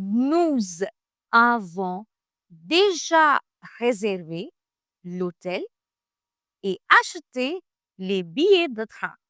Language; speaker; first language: French; non-native, fluent; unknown